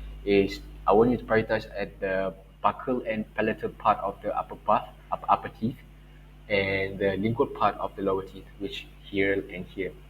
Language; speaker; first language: English; non-native, local second language; Malay